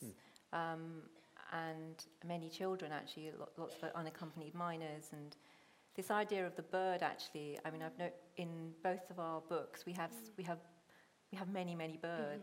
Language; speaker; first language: English; non-native, local second language; Punjabi